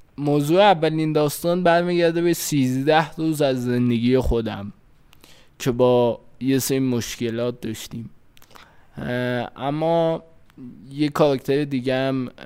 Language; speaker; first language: Persian; native; Persian